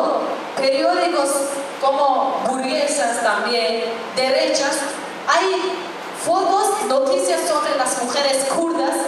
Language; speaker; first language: Spanish; non-native, fluent; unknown